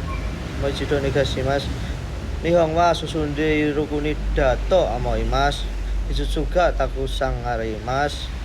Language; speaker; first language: Japanese; non-native, learner; Indonesian